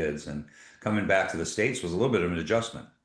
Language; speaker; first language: English; native; English